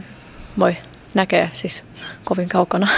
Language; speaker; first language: Finnish; non-native, fluent; English